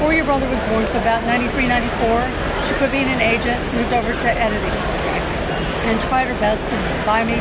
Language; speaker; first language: English; native; English